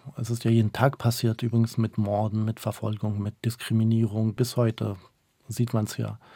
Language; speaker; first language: German; early bilingual, other home language; Kurdish